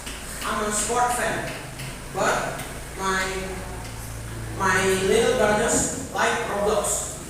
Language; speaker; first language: English; non-native, learner; Indonesian